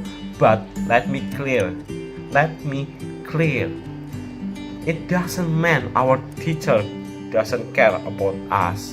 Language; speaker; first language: English; non-native, learner; Indonesian